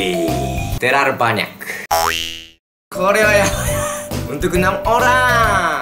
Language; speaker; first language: Indonesian; non-native, learner; Japanese